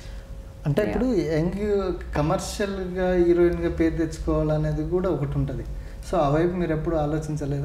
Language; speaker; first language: Telugu; native; Telugu